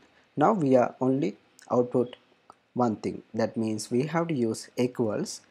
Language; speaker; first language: English; non-native, fluent; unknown